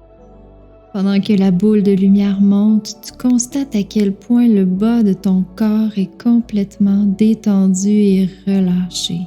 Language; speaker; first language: French; native; French